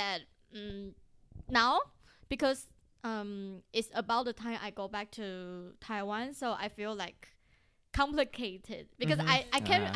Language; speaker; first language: English; non-native, fluent; Chinese